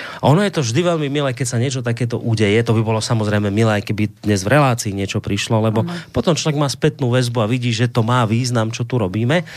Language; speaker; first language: Slovak; native; Slovak